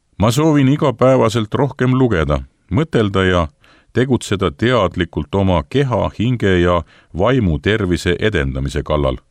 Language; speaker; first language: Estonian; native; Estonian